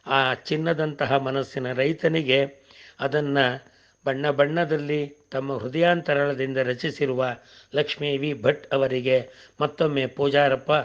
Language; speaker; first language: Kannada; non-native, local second language; Tamil